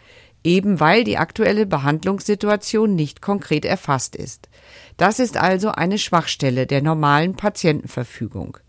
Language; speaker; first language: German; native; German